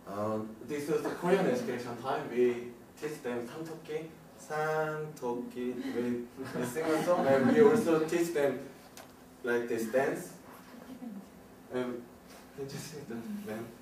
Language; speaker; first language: English; non-native, learner; Korean